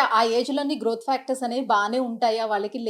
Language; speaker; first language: Telugu; native; Telugu